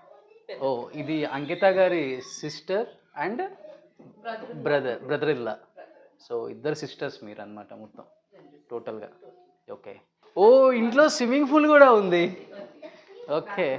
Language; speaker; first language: Telugu; native; Telugu